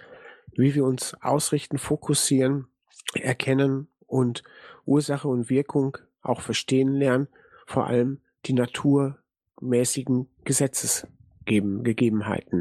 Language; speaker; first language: German; native; German